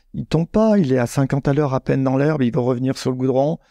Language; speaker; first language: French; native; French